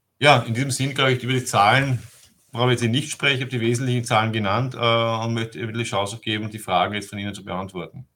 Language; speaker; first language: German; native; German